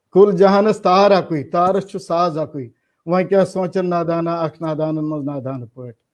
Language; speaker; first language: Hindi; non-native, local second language; Kashmiri